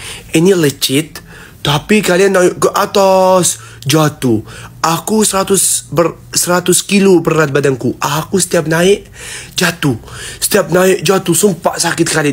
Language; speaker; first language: Indonesian; non-native, fluent; Arabic